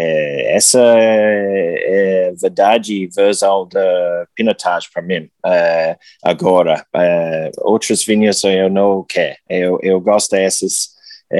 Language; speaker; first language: Portuguese; non-native, learner; English